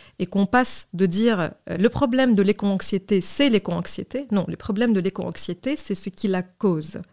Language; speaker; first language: French; non-native, local second language; Arabic